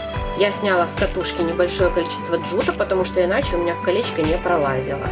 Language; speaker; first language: Russian; native; Russian